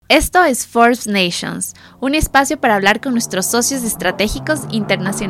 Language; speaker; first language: Spanish; native; Spanish